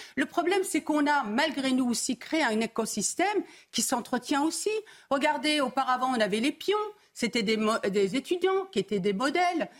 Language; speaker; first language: French; early bilingual, other home language; Arabic